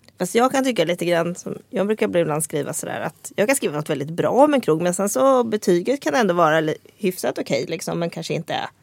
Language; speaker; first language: Swedish; native; Swedish